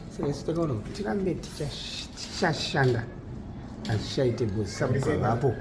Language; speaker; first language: Shona; early bilingual, other home language; Nyanja